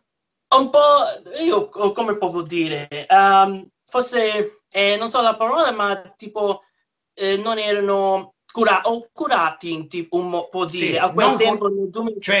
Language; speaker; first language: Italian; early bilingual, heritage; English